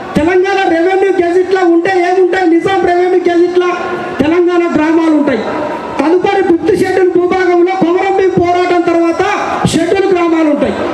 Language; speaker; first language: Telugu; non-native, local second language; Koya